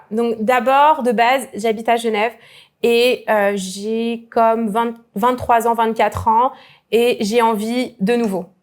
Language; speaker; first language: French; native; French